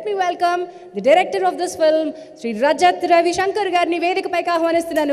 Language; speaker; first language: Telugu; native; Telugu